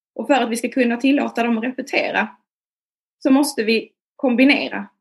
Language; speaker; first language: Swedish; native; Swedish